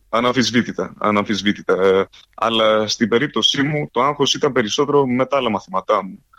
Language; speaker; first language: Greek; early bilingual, heritage; Greek